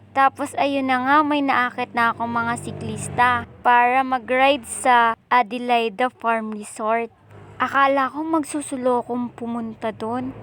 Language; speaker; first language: Filipino; non-native, local second language; Bikol